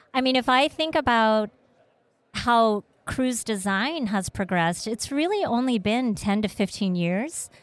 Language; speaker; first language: English; early bilingual, other home language; Vietnamese